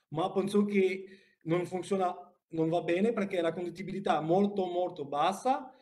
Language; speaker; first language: Italian; non-native, learner; French